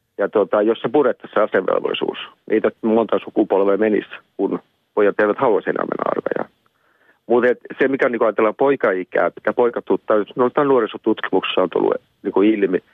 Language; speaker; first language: Finnish; native; Finnish